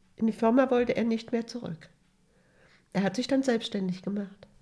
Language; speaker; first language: German; native; German